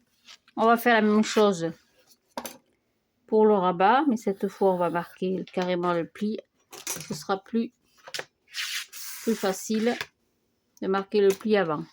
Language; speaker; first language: French; native; French